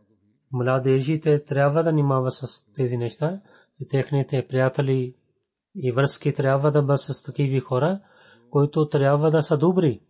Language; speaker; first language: Bulgarian; non-native, fluent; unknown